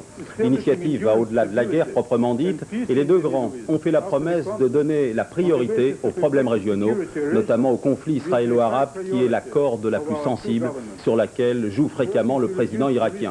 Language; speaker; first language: French; native; French